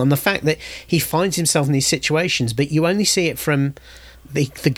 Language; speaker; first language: English; native; English